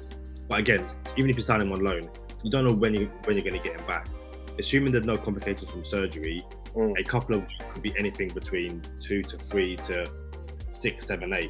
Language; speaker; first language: English; native; English